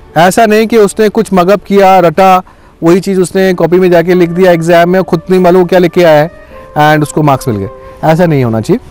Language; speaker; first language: Hindi; native; Hindi